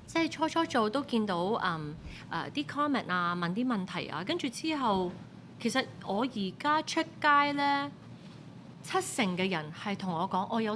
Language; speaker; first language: Cantonese; native; Cantonese